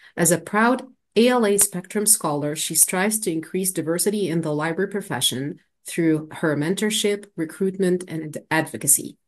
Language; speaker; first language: English; non-native, fluent; Arabic